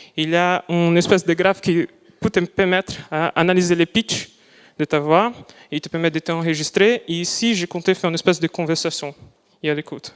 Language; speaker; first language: French; non-native, fluent; Portuguese